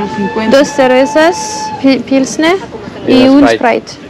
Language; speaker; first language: Spanish; non-native, learner; French